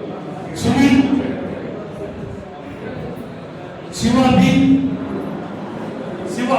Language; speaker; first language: Kannada; native; Kannada